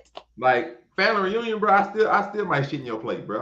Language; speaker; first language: English; native; English